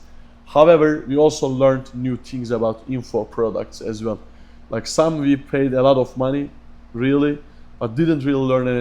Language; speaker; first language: English; non-native, fluent; Turkish